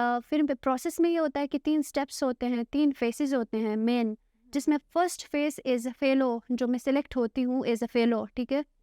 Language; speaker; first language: Urdu; non-native, local second language; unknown